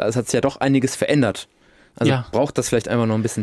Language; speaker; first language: German; native; German